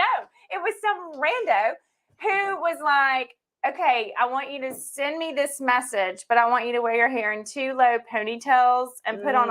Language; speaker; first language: English; native; English